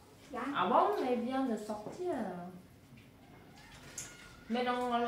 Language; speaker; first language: French; non-native, learner; Vietnamese